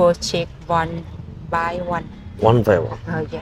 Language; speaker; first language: English; non-native, learner; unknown